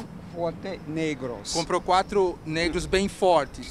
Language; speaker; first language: Portuguese; native; Portuguese